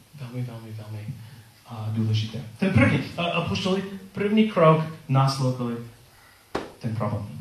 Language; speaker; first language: Czech; non-native, learner; English